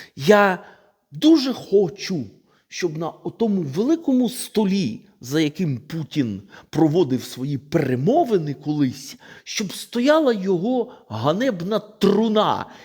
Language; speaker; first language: Ukrainian; non-native, local second language; Russian